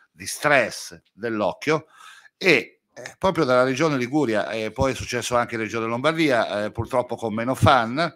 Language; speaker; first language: Italian; native; Italian